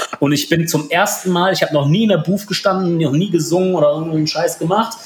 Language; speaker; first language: German; early bilingual, other home language; Polish